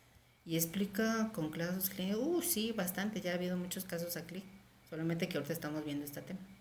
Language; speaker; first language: Spanish; native; Spanish